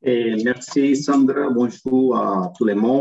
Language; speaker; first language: French; non-native, learner; Spanish